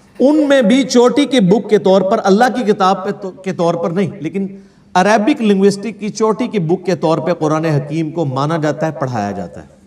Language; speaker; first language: Urdu; non-native, local second language; Punjabi